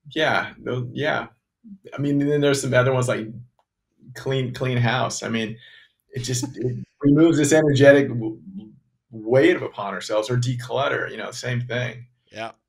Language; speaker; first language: English; native; English